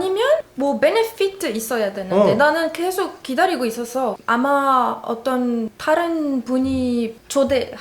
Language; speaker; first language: Korean; non-native, fluent; Arabic